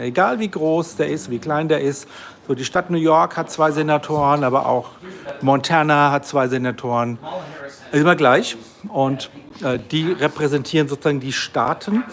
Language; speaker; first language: German; native; German